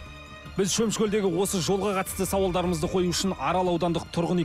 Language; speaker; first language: Kazakh; native; Kazakh